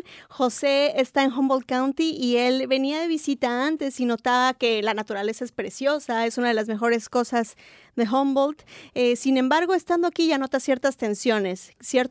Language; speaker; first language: Spanish; native; Spanish